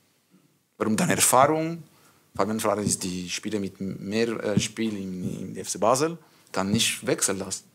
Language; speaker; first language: German; non-native, learner; French